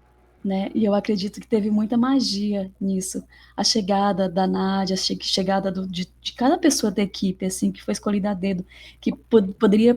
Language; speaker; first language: Portuguese; native; Portuguese